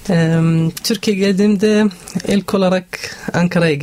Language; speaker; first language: Turkish; non-native, learner; Arabic